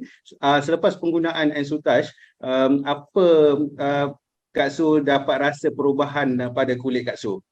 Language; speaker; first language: Malay; native; Malay